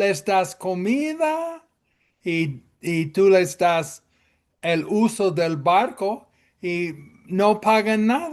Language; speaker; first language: Spanish; non-native, fluent; English